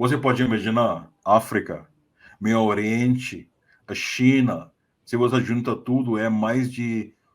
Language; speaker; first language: Portuguese; non-native, fluent; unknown